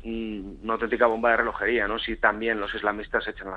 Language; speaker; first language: Spanish; native; Spanish